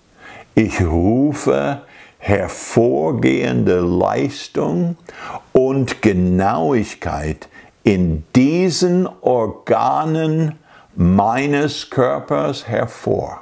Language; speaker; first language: German; non-native, fluent; English